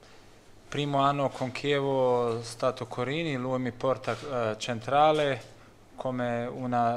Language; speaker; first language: Italian; non-native, learner; Bosnian